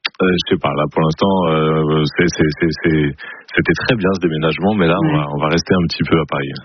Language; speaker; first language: French; native; French